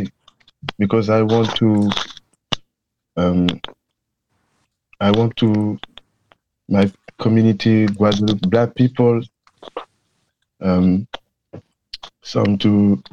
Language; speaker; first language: English; non-native, learner; French